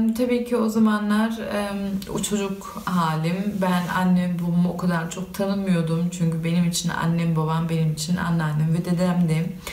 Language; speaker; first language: Turkish; early bilingual, heritage; Turkish